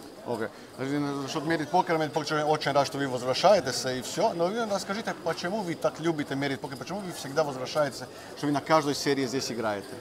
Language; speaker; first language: Russian; early bilingual, heritage; Russian